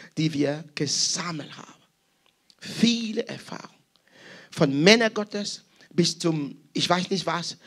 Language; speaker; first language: German; non-native, fluent; French